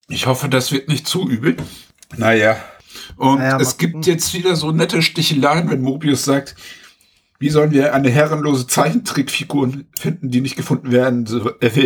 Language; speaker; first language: German; native; German